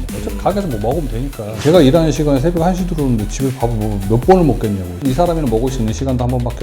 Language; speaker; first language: Korean; native; Korean